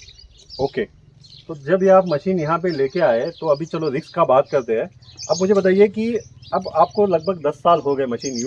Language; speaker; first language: Hindi; non-native, local second language; Marathi